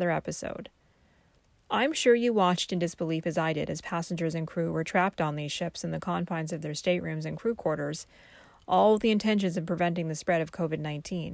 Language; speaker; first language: English; native; English